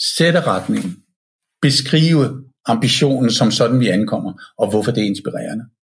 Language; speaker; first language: Danish; native; Danish